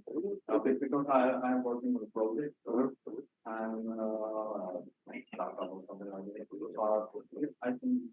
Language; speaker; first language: English; non-native, learner; Czech